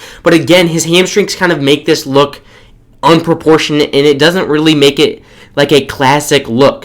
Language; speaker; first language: English; native; English